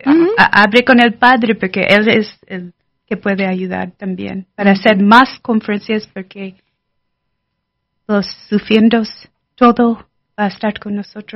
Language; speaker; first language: Spanish; non-native, learner; English